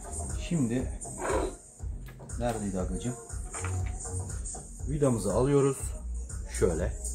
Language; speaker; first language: Turkish; native; Turkish